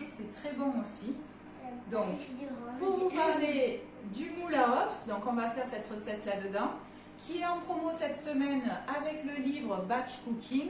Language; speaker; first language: French; native; French